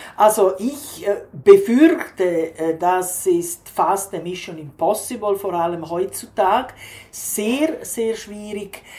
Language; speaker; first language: German; non-native, fluent; Italian